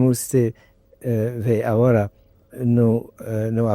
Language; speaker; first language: Spanish; non-native, learner; English